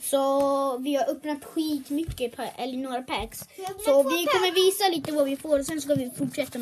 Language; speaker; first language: Swedish; native; Swedish